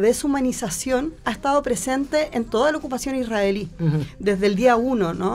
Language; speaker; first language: Spanish; native; Spanish